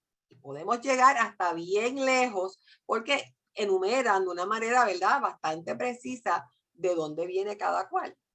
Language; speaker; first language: Spanish; native; Spanish